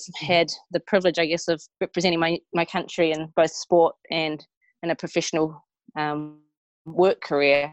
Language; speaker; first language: English; native; English